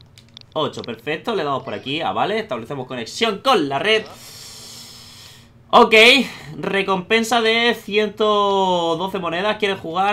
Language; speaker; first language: Spanish; native; Spanish